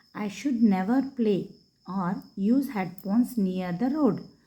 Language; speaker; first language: English; non-native, local second language; Kannada